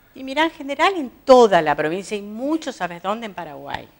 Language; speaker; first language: Spanish; native; Spanish